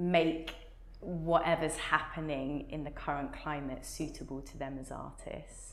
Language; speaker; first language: English; native; English